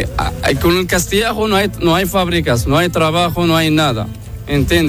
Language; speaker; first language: Spanish; non-native, learner; Arabic